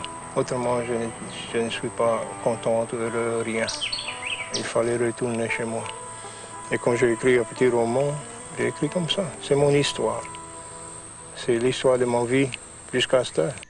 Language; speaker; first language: French; non-native, local second language; English